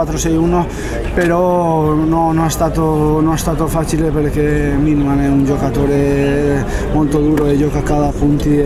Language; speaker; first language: Italian; non-native, learner; Spanish